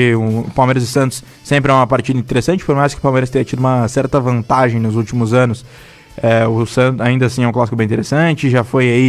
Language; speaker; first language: Portuguese; native; Portuguese